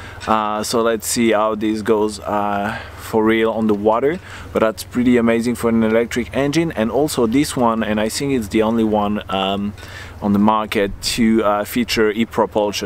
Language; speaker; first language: English; non-native, fluent; French